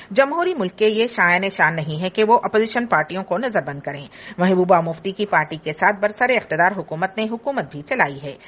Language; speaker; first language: Urdu; native; Urdu